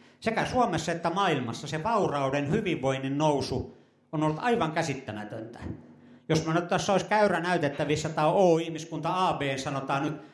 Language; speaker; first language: Finnish; native; Finnish